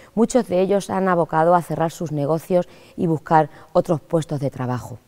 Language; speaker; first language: Spanish; native; Spanish